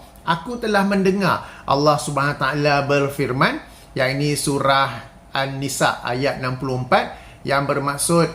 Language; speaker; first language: Malay; native; Malay